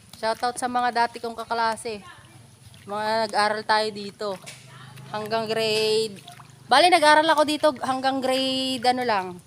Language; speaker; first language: Filipino; native; Filipino